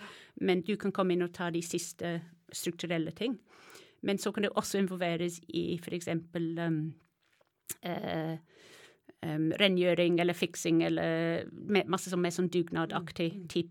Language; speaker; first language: Norwegian; non-native, fluent; English